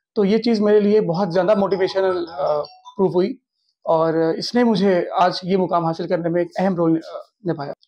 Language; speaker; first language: Hindi; native; Hindi